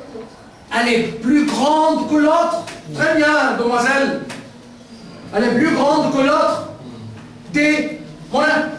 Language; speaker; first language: French; non-native, fluent; Arabic